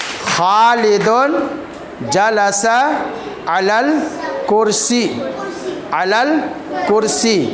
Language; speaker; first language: Arabic; non-native, fluent; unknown